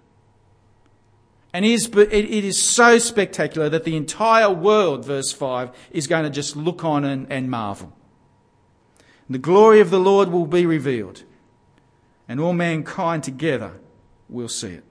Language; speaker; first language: English; native; English